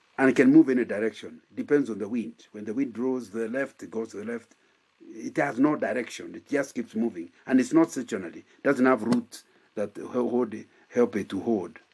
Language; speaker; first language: English; non-native, local second language; Kikuyu